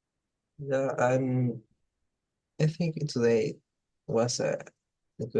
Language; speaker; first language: English; non-native, learner; Spanish